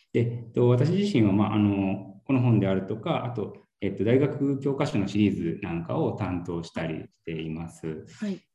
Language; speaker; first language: Japanese; native; Japanese